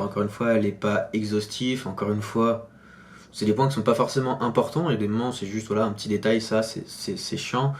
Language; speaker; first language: French; native; French